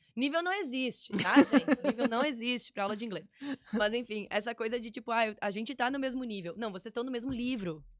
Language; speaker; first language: Portuguese; native; Portuguese